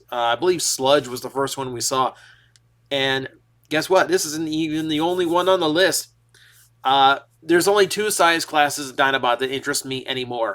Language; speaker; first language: English; native; English